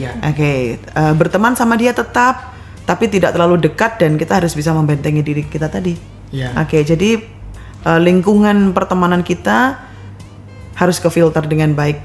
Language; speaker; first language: Indonesian; native; Indonesian